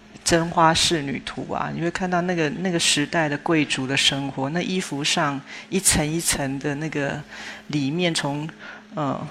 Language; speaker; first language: Chinese; native; Chinese